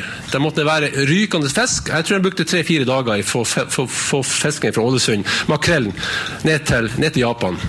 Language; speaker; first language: Norwegian; native; Norwegian